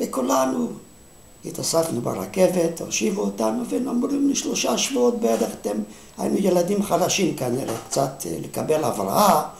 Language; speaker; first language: Hebrew; non-native, fluent; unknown